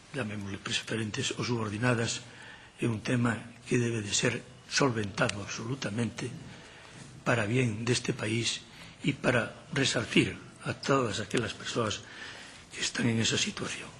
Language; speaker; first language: Spanish; native; Spanish